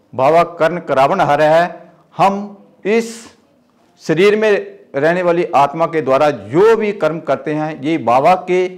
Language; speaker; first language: Hindi; native; Hindi